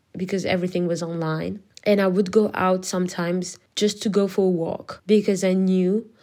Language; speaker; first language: English; non-native, fluent; French